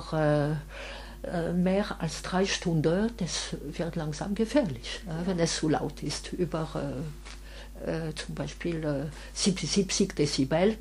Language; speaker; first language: German; non-native, fluent; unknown